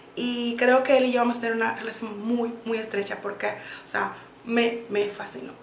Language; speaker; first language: Spanish; native; Spanish